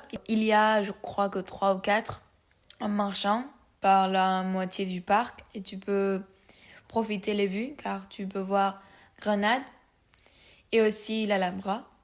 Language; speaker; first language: French; non-native, learner; Spanish